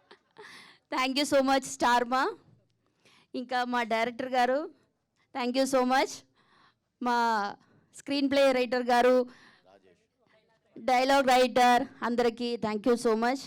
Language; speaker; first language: Telugu; non-native, learner; Malayalam